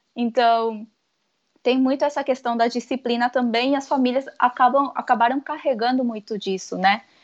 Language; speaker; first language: Portuguese; early bilingual, other home language; Korean